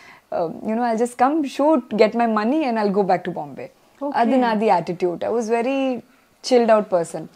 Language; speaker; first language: Telugu; non-native, learner; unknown